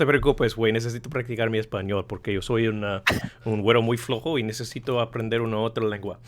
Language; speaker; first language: Spanish; non-native, learner; English